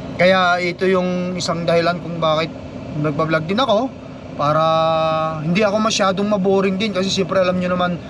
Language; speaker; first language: Filipino; non-native, local second language; Iloko